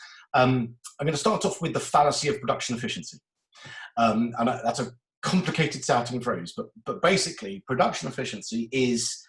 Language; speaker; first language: English; native; English